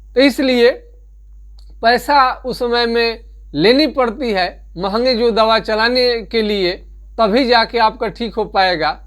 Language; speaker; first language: Hindi; native; Hindi